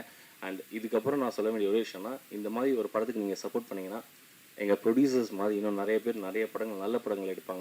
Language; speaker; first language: Tamil; native; Tamil